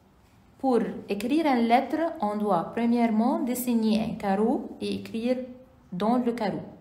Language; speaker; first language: French; non-native, fluent; Arabic